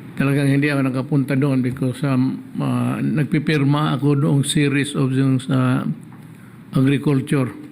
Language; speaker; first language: Filipino; non-native, local second language; Cebuano